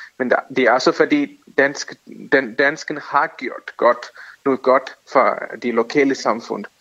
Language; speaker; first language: Danish; non-native, fluent; Tamil